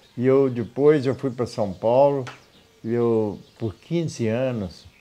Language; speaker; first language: Portuguese; native; Portuguese